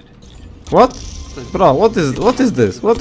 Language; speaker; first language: English; non-native, learner; Polish